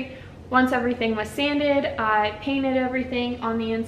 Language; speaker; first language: English; native; English